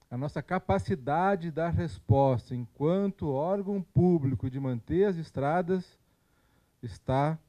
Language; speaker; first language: Portuguese; native; Portuguese